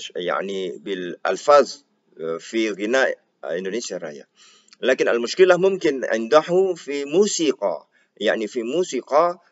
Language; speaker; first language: Arabic; non-native, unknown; Indonesian